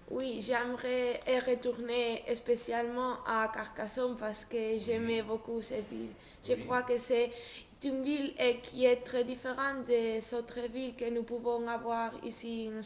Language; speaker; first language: French; non-native, learner; Spanish